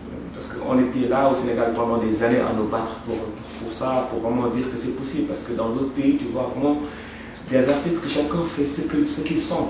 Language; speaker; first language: French; non-native, local second language; Wolof